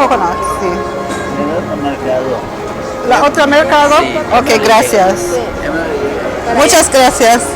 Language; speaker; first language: Spanish; non-native, learner; English